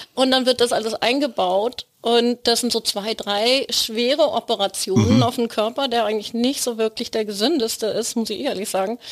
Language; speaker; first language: German; native; German